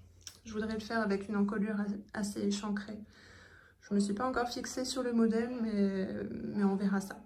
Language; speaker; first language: French; native; French